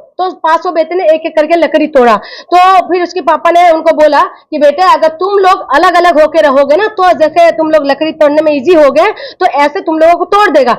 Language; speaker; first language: Hindi; non-native, local second language; Assamese